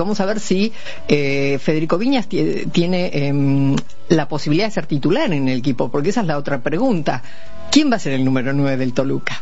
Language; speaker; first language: Spanish; native; Spanish